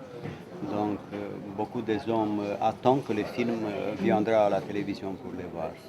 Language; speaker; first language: French; non-native, fluent; Romanian